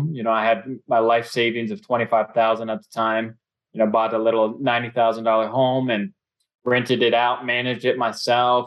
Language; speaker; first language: English; native; English